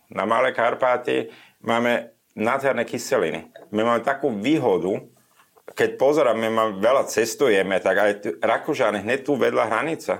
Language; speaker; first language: Slovak; non-native, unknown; German